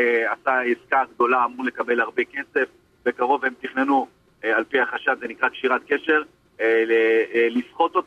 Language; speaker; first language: Hebrew; native; Hebrew